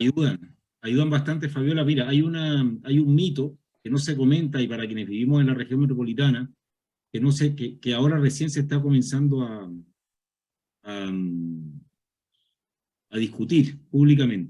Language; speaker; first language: Spanish; native; Spanish